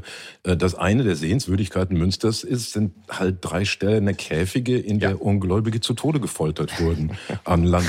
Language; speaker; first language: German; native; German